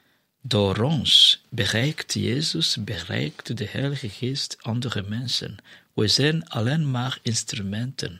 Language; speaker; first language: Dutch; non-native, fluent; Kinyarwanda